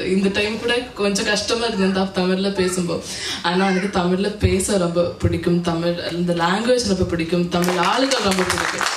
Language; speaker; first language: Tamil; non-native, learner; Malayalam